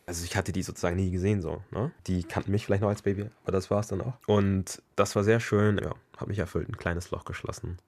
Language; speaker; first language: German; early bilingual, other home language; Akan